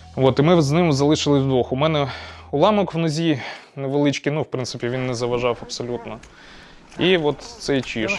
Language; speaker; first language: Ukrainian; non-native, local second language; Russian